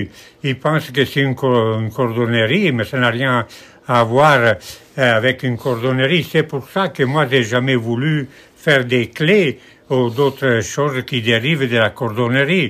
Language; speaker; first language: French; non-native, fluent; Italian